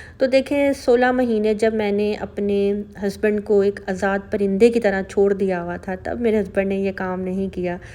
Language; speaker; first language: Urdu; native; Urdu